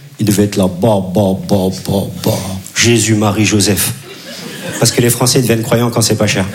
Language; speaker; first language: French; early bilingual, other home language; Turkish